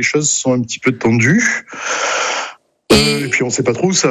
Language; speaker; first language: French; native; French